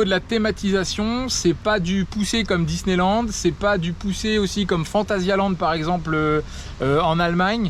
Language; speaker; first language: French; native; French